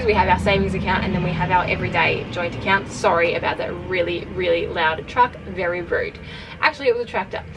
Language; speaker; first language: English; native; English